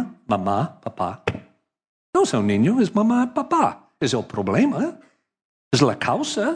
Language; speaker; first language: Spanish; non-native, learner; English